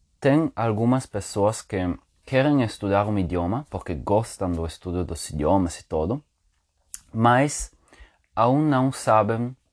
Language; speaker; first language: Portuguese; non-native, learner; Spanish